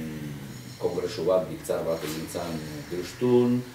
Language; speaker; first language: Basque; native; Basque